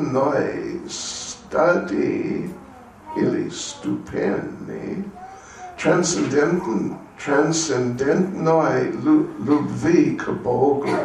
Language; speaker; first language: Russian; non-native, learner; English